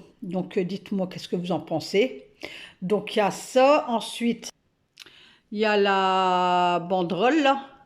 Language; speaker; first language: French; native; French